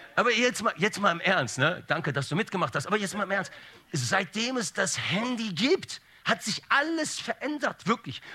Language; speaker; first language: German; early bilingual, other home language; Turkish